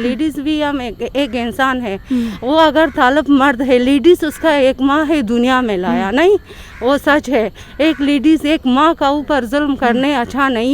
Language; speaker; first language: Hindi; non-native, learner; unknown